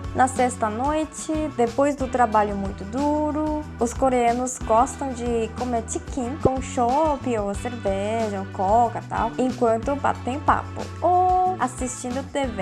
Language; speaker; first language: Portuguese; non-native, fluent; Korean